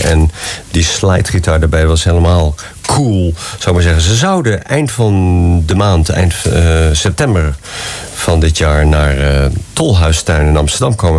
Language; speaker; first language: Dutch; native; Dutch